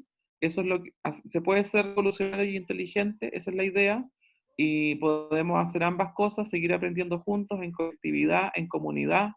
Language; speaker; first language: Spanish; native; Spanish